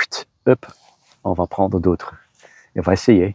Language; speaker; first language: French; non-native, local second language; Dutch